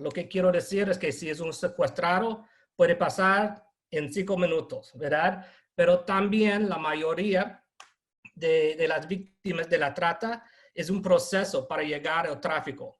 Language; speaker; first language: Spanish; non-native, fluent; English